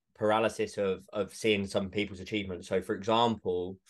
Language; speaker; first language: English; native; English